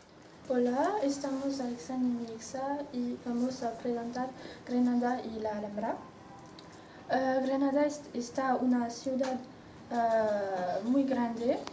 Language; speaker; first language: Spanish; non-native, learner; French